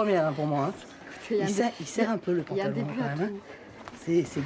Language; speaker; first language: French; native; French